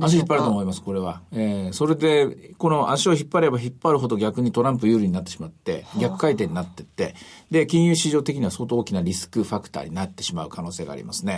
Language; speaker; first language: Japanese; native; Japanese